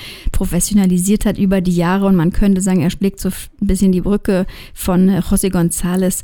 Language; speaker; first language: German; native; German